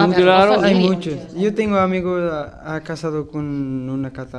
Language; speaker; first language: Spanish; non-native, learner; Arabic